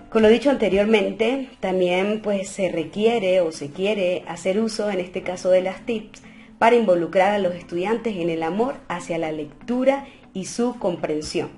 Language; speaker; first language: Spanish; native; Spanish